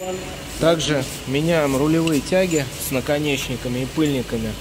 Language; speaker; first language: Russian; native; Russian